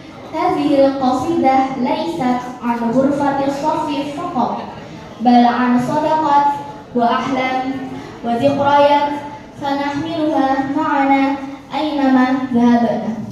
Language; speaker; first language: Arabic; non-native, learner; Indonesian